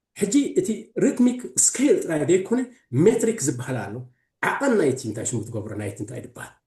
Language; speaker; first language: Tigrinya; early bilingual, heritage; Tigrinya